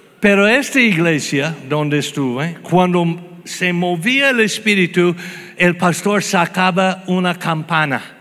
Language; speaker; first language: Spanish; non-native, fluent; English